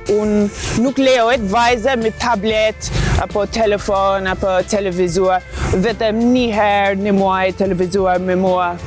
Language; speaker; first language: Albanian; non-native, learner; English